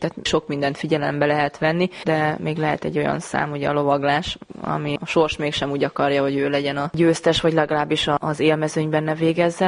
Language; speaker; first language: Hungarian; native; Hungarian